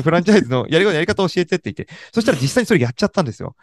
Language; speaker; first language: Japanese; native; Japanese